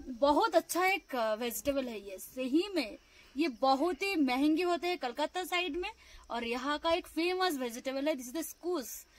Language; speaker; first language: Hindi; non-native, local second language; Bangla